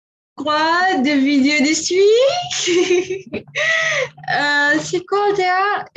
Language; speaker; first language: French; non-native, learner; English